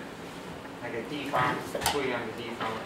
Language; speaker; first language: Chinese; non-native, fluent; English